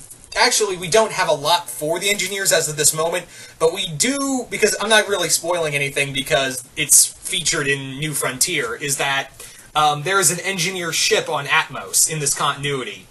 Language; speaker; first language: English; native; English